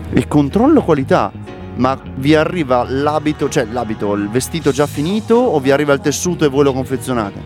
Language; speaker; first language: Italian; native; Italian